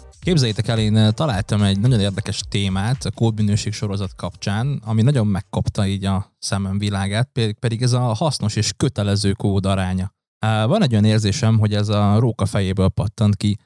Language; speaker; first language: Hungarian; native; Hungarian